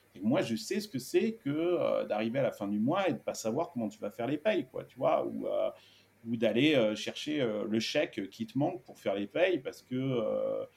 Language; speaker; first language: French; early bilingual, other home language; Spanish